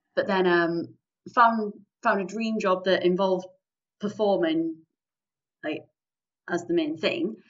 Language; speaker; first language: English; native; English